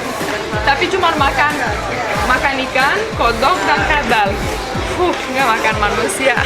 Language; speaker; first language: Indonesian; non-native, fluent; Romanian